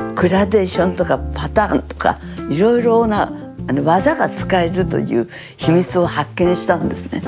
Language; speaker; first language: Japanese; native; Japanese